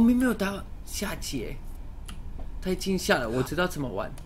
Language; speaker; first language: Chinese; non-native, fluent; English